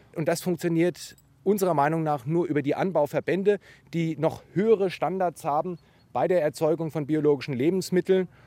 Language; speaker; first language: German; native; German